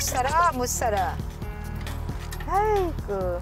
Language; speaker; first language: Korean; non-native, learner; Vietnamese